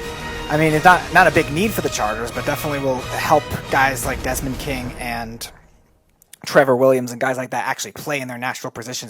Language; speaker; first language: English; native; English